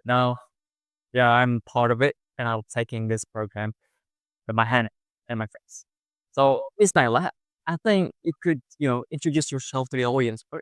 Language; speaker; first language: English; non-native, fluent; Indonesian